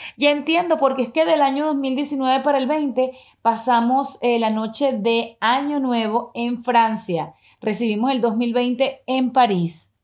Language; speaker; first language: Spanish; native; Spanish